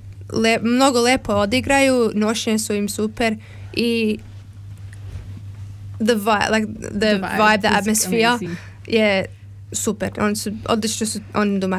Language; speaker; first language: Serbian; early bilingual, heritage; Serbian